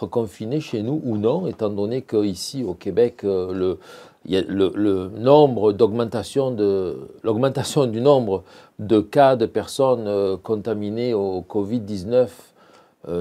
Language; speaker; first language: French; native; French